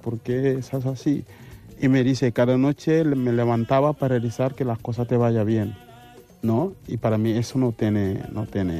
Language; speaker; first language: Spanish; non-native, fluent; Wolof